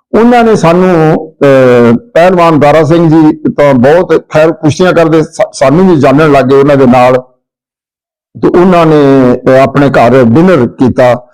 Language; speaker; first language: Punjabi; native; Punjabi